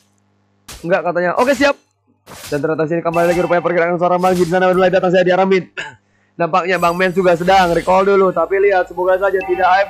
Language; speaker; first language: Indonesian; native; Indonesian